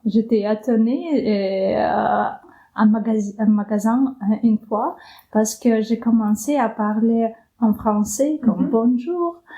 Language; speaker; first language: French; non-native, fluent; Ukrainian